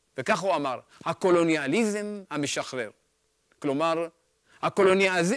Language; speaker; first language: Hebrew; early bilingual, other home language; Amharic